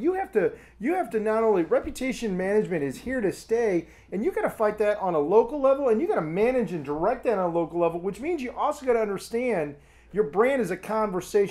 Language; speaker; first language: English; native; English